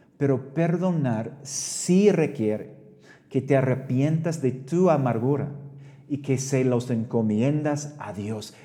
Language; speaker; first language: Spanish; non-native, fluent; English